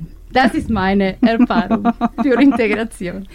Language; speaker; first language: German; non-native, learner; Spanish